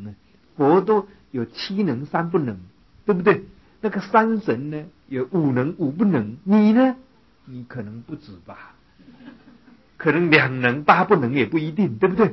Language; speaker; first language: Chinese; native; Chinese